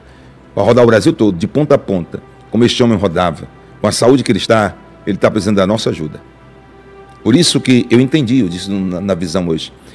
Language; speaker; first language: Portuguese; native; Portuguese